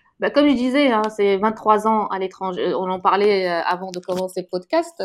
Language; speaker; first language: French; non-native, local second language; Arabic